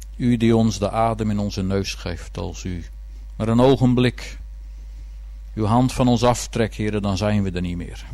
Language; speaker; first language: Dutch; native; Dutch